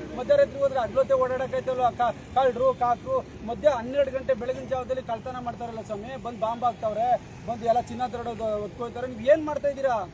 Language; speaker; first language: Kannada; native; Kannada